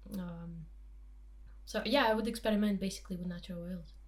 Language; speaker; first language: English; non-native, fluent; Romanian